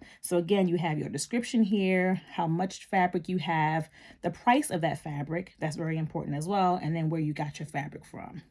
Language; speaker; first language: English; native; English